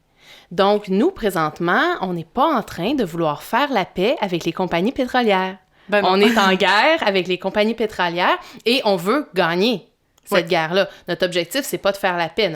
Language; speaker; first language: French; native; French